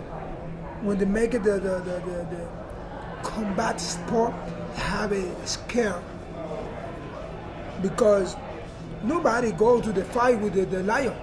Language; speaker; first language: English; non-native, learner; Spanish